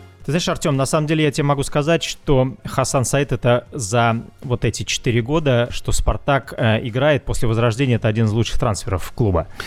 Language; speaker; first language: Russian; native; Russian